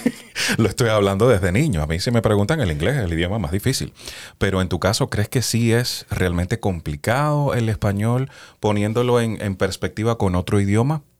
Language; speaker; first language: Spanish; native; Spanish